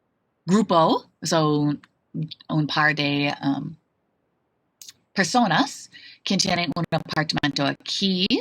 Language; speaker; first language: Spanish; non-native, fluent; English